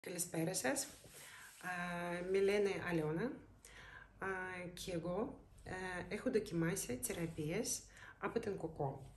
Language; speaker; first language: Greek; non-native, learner; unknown